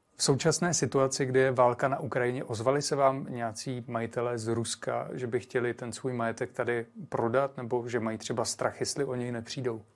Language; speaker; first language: Czech; native; Czech